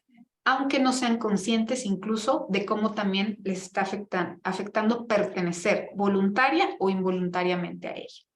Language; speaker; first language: Spanish; native; Spanish